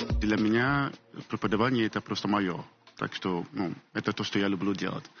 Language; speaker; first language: Russian; non-native, fluent; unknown